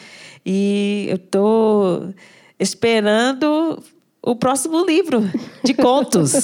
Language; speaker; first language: Portuguese; non-native, fluent; English